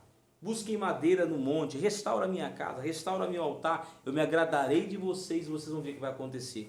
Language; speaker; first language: Portuguese; native; Portuguese